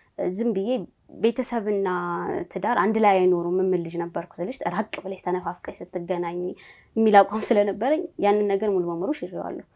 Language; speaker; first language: Amharic; native; Amharic